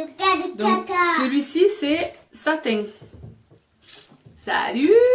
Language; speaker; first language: French; native; French